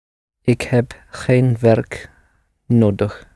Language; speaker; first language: Dutch; non-native, learner; English